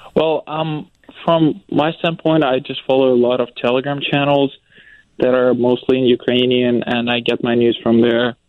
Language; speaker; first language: English; non-native, fluent; Ukrainian